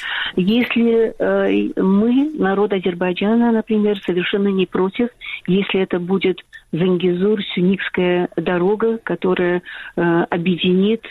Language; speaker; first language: Russian; non-native, fluent; Azerbaijani